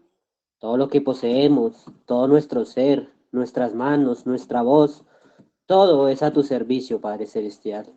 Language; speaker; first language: Spanish; native; Spanish